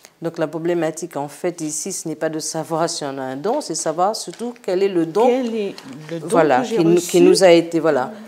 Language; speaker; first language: French; native; French